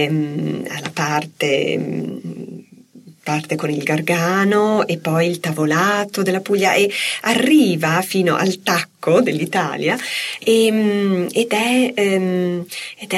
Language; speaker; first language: Italian; native; Italian